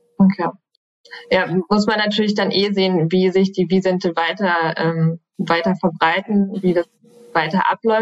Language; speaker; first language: German; native; German